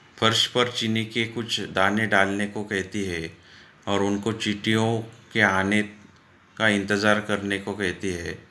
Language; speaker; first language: Hindi; non-native, local second language; Marathi